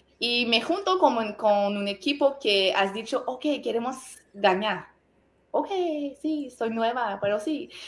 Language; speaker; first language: Spanish; non-native, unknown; French